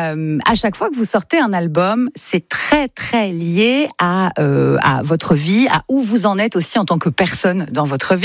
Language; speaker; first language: French; native; French